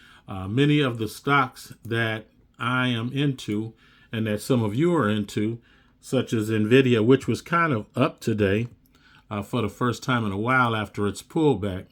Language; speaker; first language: English; native; English